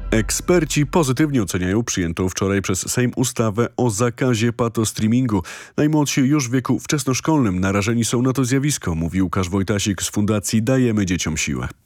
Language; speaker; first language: Polish; native; Polish